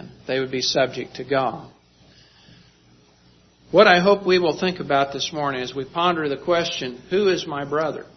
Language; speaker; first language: English; native; English